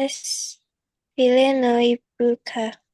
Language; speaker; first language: German; non-native, learner; Indonesian